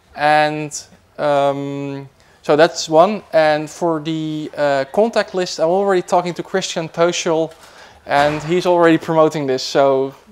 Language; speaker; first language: English; non-native, fluent; Dutch